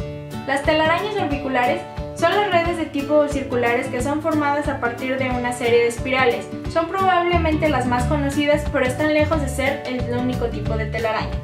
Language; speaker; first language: Spanish; native; Spanish